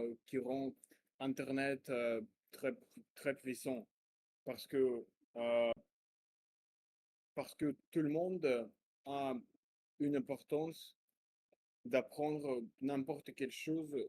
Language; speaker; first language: French; non-native, learner; Russian